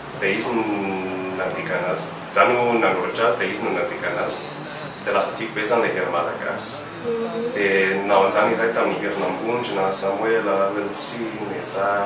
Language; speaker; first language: Malagasy; non-native, fluent; English